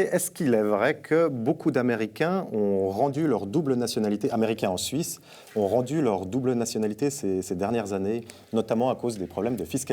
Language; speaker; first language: French; native; French